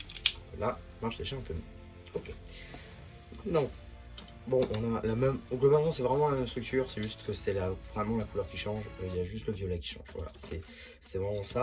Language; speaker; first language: French; native; French